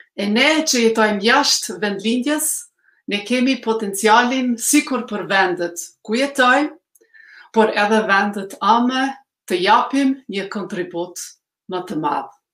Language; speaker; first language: Albanian; early bilingual, heritage; Albanian